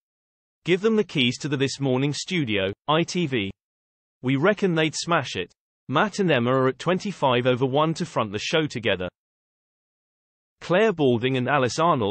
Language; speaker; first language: English; native; English